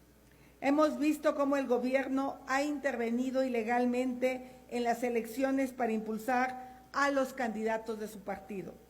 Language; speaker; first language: Spanish; native; Spanish